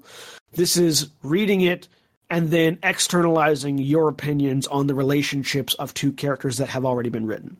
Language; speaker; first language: English; native; English